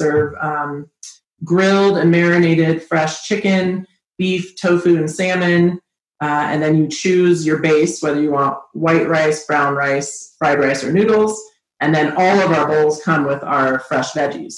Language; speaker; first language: English; native; English